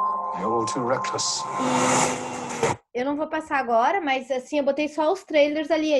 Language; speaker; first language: Portuguese; native; Portuguese